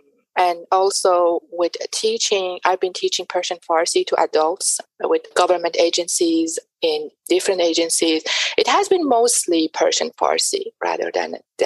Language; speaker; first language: English; non-native, fluent; Persian